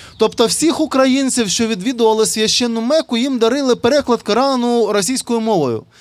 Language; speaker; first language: Ukrainian; non-native, local second language; Russian